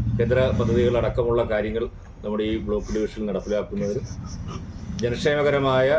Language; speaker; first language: Malayalam; native; Malayalam